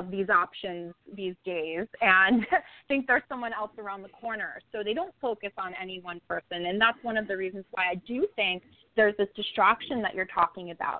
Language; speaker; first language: English; native; English